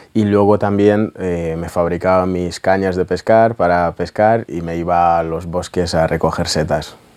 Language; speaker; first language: Spanish; early bilingual, other home language; Russian